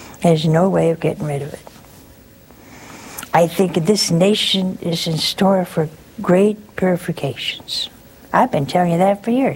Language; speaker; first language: English; native; English